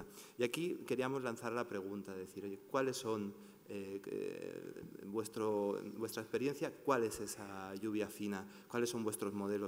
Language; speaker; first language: Spanish; native; Spanish